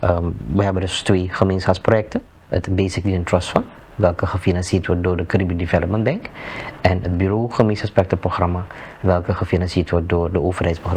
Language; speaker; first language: Dutch; native; Dutch